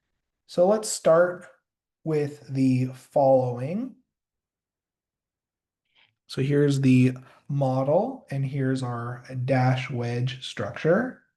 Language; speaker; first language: English; native; English